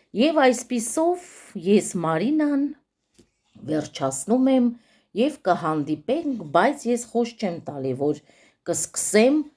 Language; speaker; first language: Armenian; early bilingual, heritage; Armenian